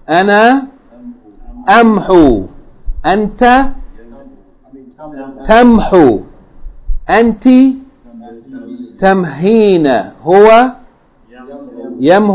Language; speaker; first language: Arabic; non-native, fluent; English